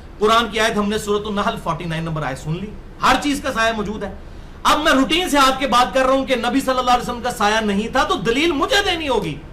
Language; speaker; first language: Urdu; non-native, local second language; Punjabi